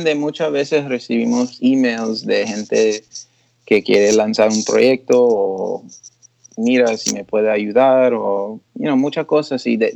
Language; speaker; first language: Spanish; early bilingual, heritage; Spanish